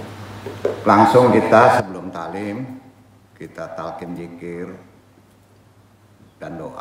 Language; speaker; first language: Indonesian; native; Indonesian